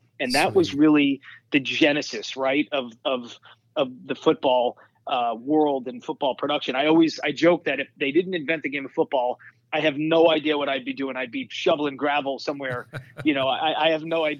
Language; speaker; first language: English; native; English